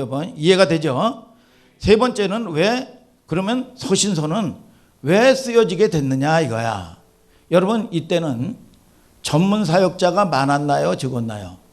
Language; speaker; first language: Korean; native; Korean